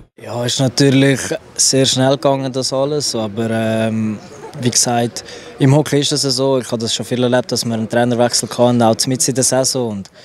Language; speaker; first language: German; native; German